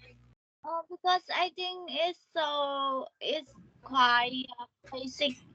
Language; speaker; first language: English; non-native, learner; Vietnamese